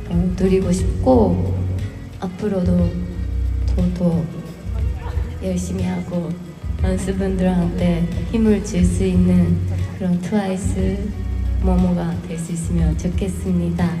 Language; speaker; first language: Korean; non-native, fluent; Japanese